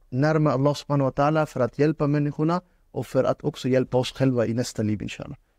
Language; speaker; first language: Swedish; non-native, fluent; Urdu